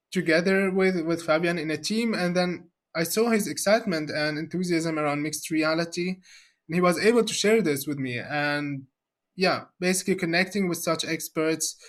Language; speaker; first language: English; non-native, fluent; Arabic